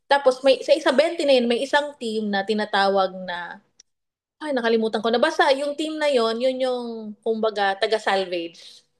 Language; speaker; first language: Filipino; non-native, local second language; Bikol